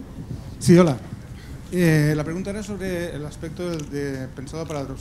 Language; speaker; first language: Spanish; native; Spanish